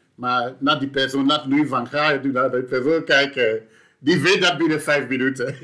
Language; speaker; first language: Dutch; non-native, fluent; English